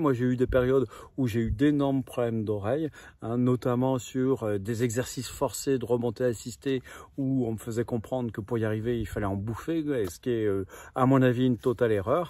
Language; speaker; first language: French; native; French